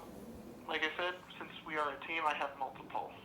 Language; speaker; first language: English; native; English